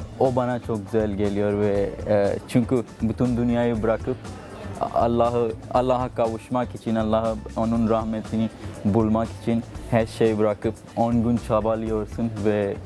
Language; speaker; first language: Turkish; non-native, fluent; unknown